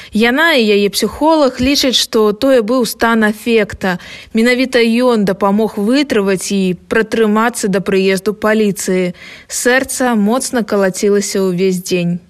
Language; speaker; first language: Belarusian; native; Belarusian